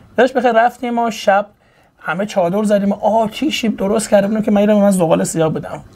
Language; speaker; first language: Persian; native; Persian